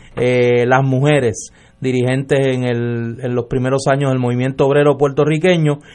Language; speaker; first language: Spanish; native; Spanish